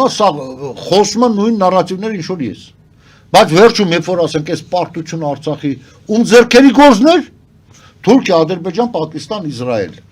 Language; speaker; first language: Armenian; native; Armenian